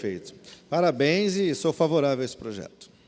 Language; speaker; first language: Portuguese; native; Portuguese